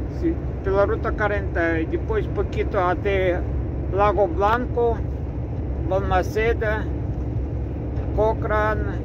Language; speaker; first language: Spanish; non-native, learner; Russian